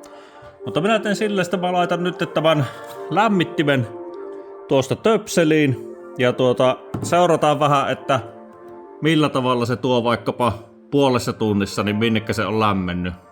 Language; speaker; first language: Finnish; native; Finnish